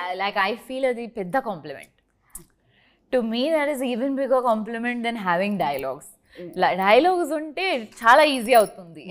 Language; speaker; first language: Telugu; non-native, learner; Tulu